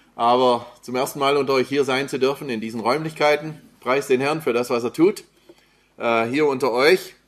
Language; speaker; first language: German; native; German